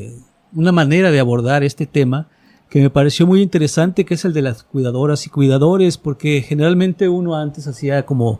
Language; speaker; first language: Spanish; native; Spanish